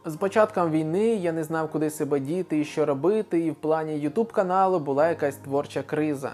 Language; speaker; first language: Ukrainian; non-native, local second language; Russian